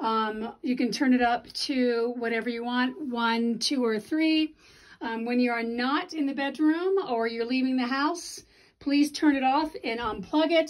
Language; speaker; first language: English; native; English